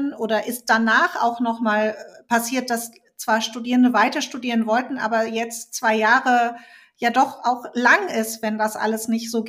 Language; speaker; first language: German; native; German